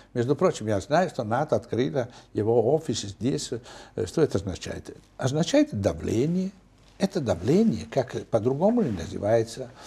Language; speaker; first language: Russian; non-native, fluent; Italian